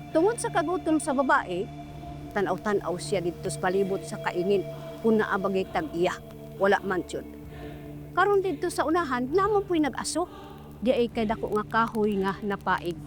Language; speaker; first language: Cebuano; non-native, local second language; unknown